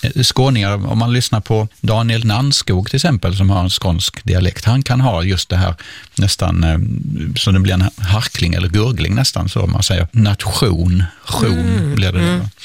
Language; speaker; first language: Swedish; native; Swedish